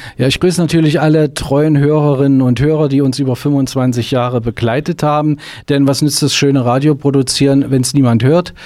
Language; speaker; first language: German; native; German